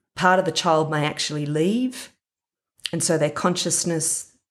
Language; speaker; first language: English; native; English